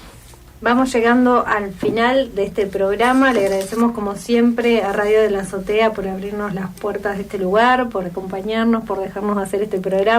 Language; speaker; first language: Spanish; native; Spanish